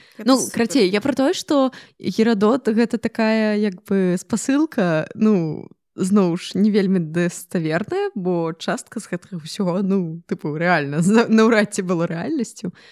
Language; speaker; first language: Belarusian; non-native, local second language; Russian